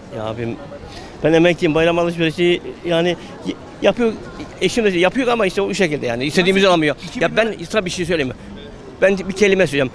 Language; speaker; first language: Turkish; native; Turkish